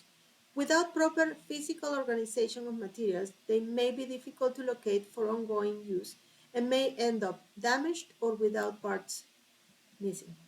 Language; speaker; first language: English; non-native, fluent; Spanish